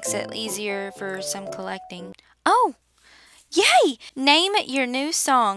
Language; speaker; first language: English; native; English